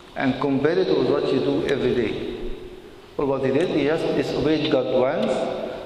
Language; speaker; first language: English; non-native, fluent; Arabic